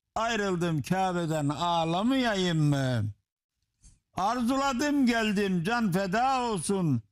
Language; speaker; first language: Turkish; native; Turkish